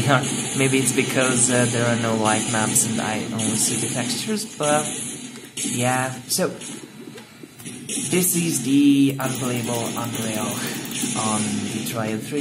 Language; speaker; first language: English; non-native, fluent; Hungarian